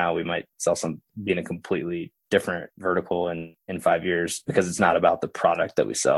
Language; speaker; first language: English; native; English